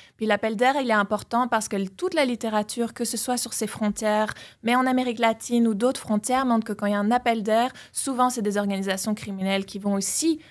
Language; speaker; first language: French; native; French